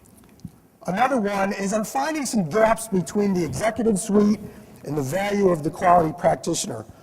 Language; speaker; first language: English; native; English